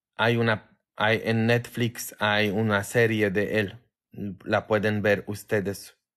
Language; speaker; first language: Spanish; non-native, fluent; Polish